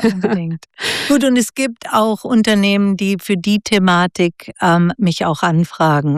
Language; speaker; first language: German; native; German